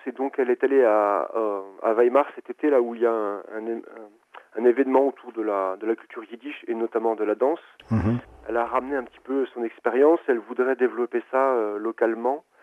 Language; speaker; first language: French; native; French